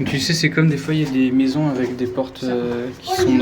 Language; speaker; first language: French; native; French